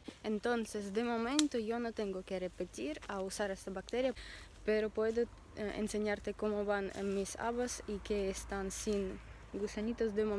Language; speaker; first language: Spanish; non-native, learner; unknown